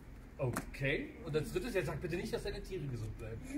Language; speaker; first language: German; native; German